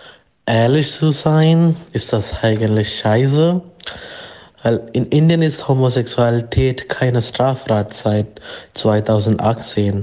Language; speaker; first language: German; non-native, learner; Malayalam